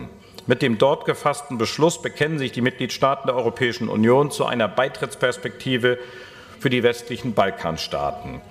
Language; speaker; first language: German; native; German